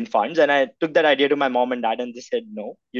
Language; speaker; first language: English; non-native, local second language; Hindi